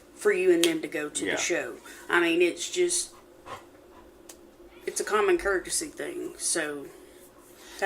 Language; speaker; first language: English; native; English